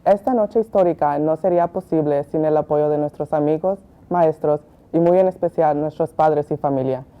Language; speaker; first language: Spanish; early bilingual, heritage; Spanish